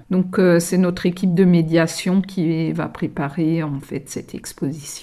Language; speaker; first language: French; native; French